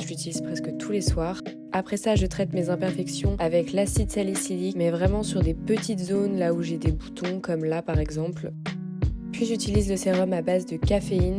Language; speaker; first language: French; native; French